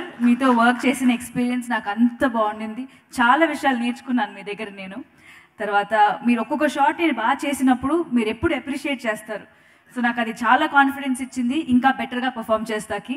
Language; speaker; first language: Telugu; non-native, fluent; Tamil